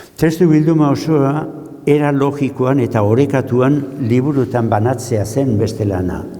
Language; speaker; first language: Basque; native; Basque